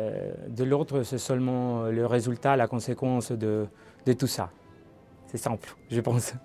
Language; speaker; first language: French; non-native, fluent; Spanish